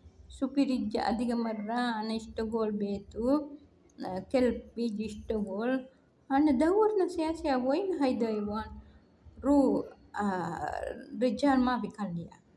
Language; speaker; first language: Arabic; non-native, learner; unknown